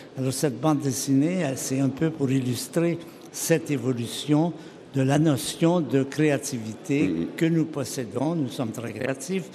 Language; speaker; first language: French; native; French